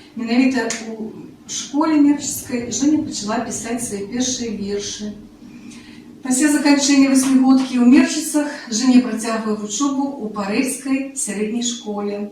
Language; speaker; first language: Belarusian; native; Belarusian